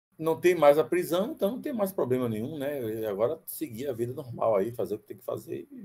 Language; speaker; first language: Portuguese; native; Portuguese